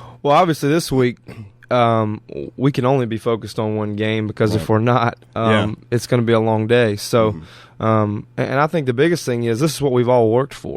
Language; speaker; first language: English; native; English